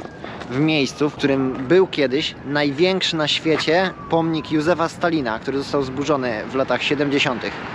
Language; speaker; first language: Polish; native; Polish